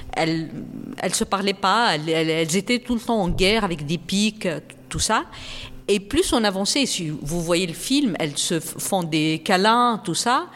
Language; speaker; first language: French; non-native, local second language; Arabic